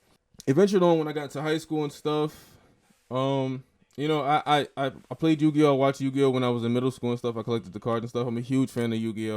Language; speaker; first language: English; native; English